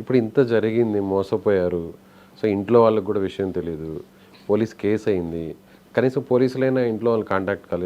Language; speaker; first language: Telugu; native; Telugu